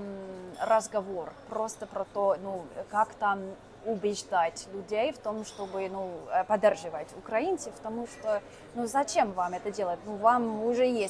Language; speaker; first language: Russian; non-native, fluent; English